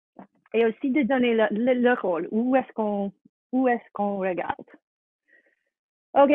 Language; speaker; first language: French; non-native, fluent; English